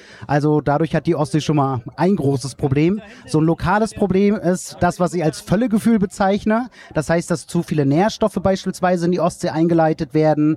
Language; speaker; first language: German; native; German